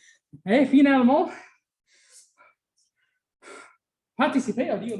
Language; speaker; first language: French; non-native, fluent; English